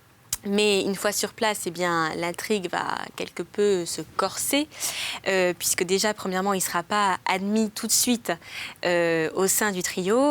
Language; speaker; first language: French; native; French